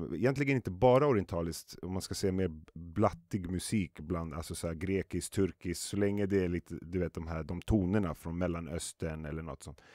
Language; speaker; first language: Swedish; early bilingual, other home language; Arabic